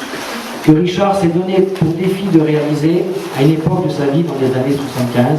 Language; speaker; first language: French; native; French